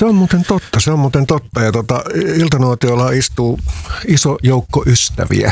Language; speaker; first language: Finnish; native; Finnish